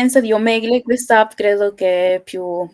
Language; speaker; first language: Italian; non-native, learner; Spanish